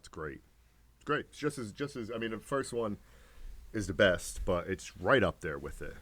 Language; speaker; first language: English; native; English